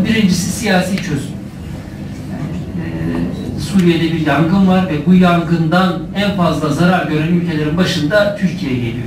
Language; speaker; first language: Turkish; native; Turkish